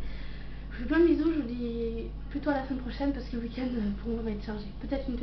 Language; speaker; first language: French; native; French